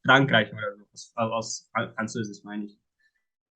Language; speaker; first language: German; non-native, fluent; Arabic